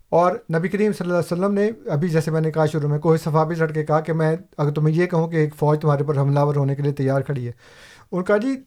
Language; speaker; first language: Urdu; non-native, local second language; Punjabi